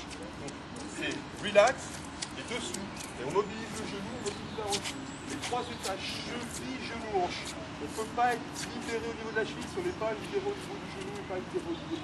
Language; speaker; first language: French; native; French